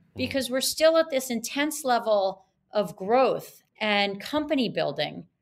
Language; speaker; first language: English; native; English